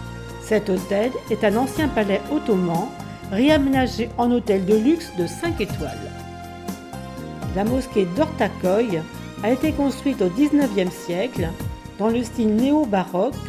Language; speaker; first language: French; native; French